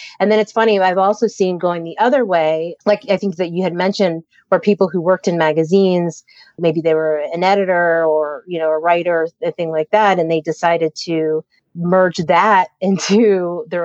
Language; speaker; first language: English; native; English